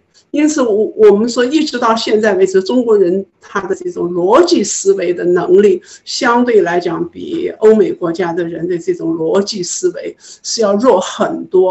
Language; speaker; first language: Chinese; native; Chinese